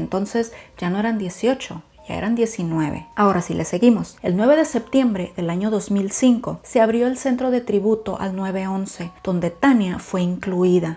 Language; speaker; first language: Spanish; native; Spanish